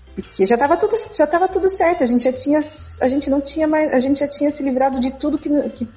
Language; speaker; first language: Portuguese; native; Portuguese